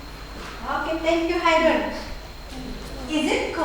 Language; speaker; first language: English; non-native, learner; Indonesian